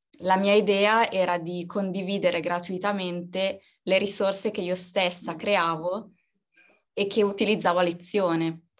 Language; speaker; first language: Italian; native; Italian